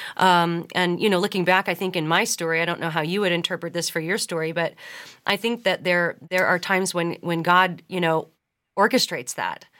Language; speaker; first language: English; native; English